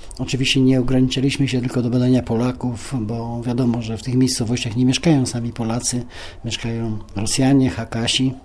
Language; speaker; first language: Polish; native; Polish